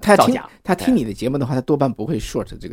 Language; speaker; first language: Chinese; native; Chinese